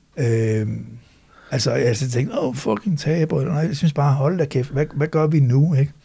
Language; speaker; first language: Danish; native; Danish